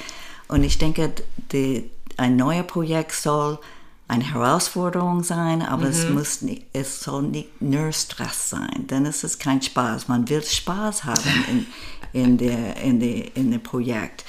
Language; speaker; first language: German; non-native, fluent; English